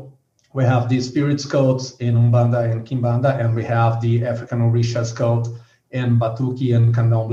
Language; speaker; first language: English; non-native, fluent; Portuguese